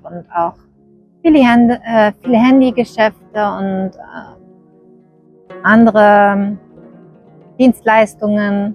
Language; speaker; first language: German; early bilingual, other home language; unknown